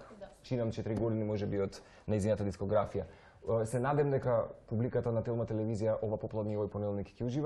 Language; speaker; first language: Macedonian; native; Macedonian